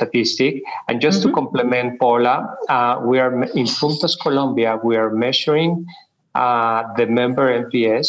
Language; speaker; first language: English; non-native, fluent; Spanish